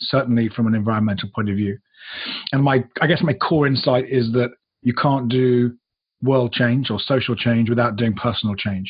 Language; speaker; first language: English; native; English